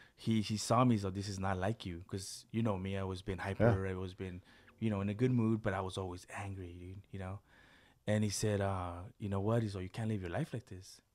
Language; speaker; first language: English; early bilingual, other home language; Spanish